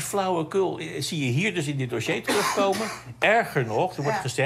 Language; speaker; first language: Dutch; native; Dutch